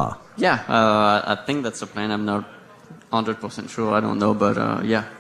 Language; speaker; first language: English; non-native, fluent; French